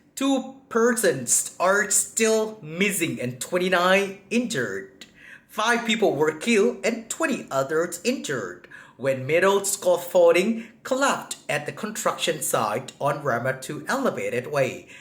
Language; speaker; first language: English; non-native, fluent; Thai